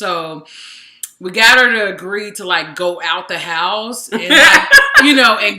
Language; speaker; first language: English; native; English